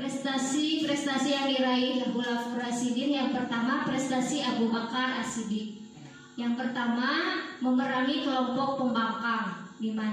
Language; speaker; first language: Indonesian; native; Indonesian